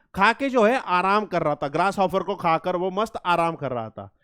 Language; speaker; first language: Hindi; non-native, local second language; Marathi